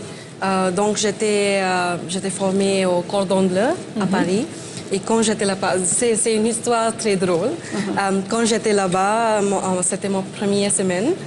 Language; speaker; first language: French; non-native, fluent; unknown